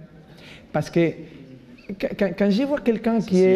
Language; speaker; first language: French; non-native, fluent; Spanish